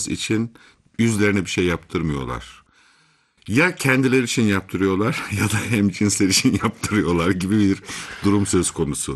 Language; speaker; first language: Turkish; native; Turkish